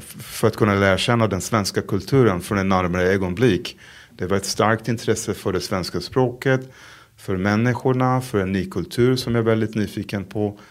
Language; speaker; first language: Swedish; non-native, fluent; Hebrew